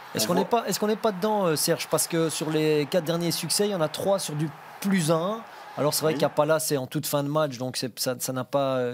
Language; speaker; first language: French; native; French